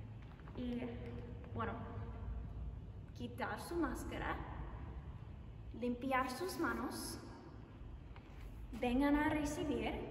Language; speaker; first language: Spanish; non-native, learner; English